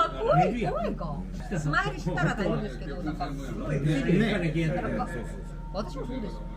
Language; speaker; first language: Japanese; non-native, learner; Korean